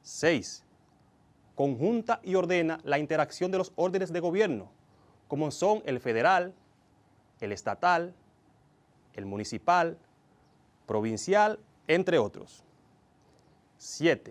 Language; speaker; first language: Spanish; native; Spanish